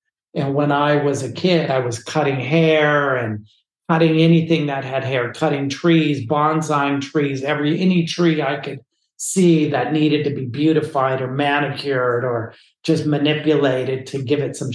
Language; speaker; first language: English; native; English